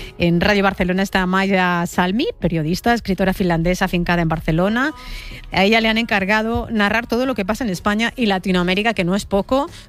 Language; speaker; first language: Spanish; native; Spanish